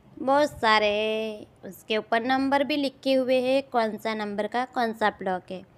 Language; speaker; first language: Hindi; non-native, local second language; Gujarati